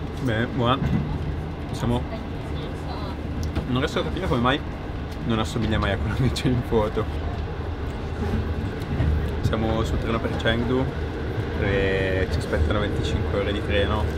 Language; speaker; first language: Italian; native; Italian